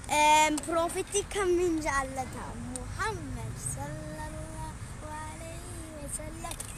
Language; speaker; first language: Oromo; early bilingual, heritage; Oromo